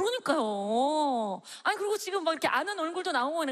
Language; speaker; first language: Korean; native; Korean